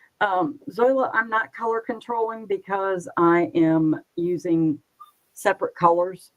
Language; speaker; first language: English; native; English